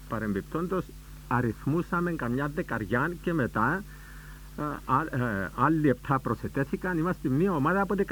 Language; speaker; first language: Greek; native; Greek